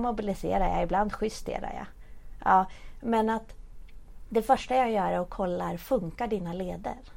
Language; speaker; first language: Swedish; native; Swedish